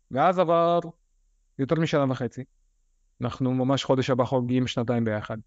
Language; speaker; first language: Hebrew; early bilingual, other home language; Russian